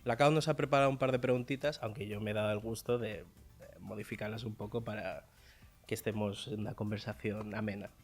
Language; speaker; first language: Spanish; early bilingual, other home language; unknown